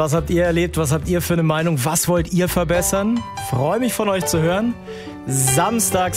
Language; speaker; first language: German; native; German